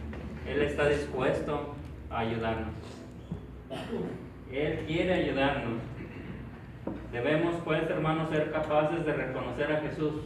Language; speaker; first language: Spanish; native; Spanish